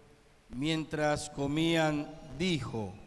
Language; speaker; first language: Spanish; native; Spanish